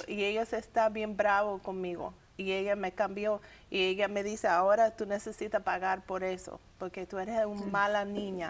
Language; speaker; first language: Spanish; early bilingual, heritage; English